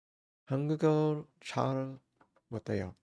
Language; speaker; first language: Korean; non-native, learner; English